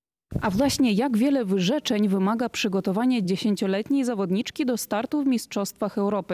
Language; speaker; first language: Polish; native; Polish